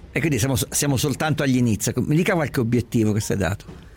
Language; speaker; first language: Italian; native; Italian